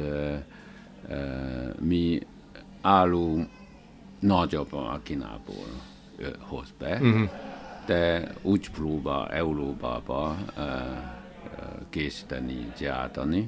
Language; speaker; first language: Hungarian; non-native, learner; Chinese